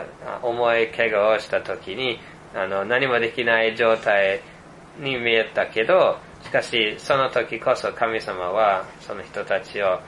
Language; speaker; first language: Japanese; non-native, fluent; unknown